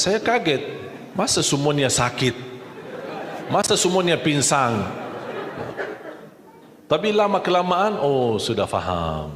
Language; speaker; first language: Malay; non-native, fluent; Arabic